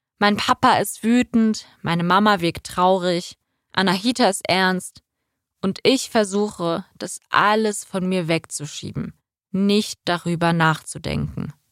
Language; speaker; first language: German; early bilingual, other home language; Persian